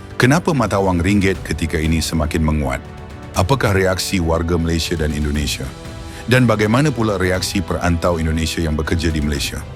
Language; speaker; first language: Malay; native; Malay